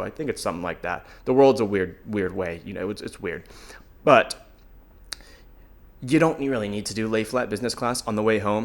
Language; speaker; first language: English; native; English